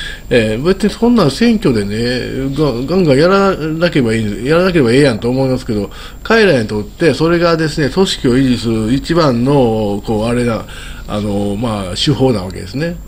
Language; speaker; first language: Japanese; native; Japanese